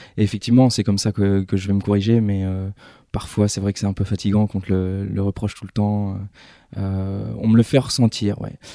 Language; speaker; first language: French; early bilingual, other home language; English